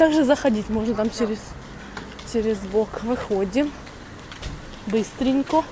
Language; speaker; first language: Russian; native; Russian